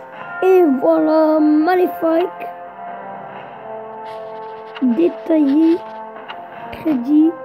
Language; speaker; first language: French; native; French